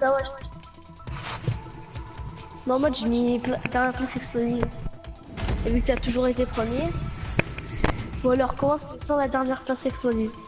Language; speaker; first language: French; native; French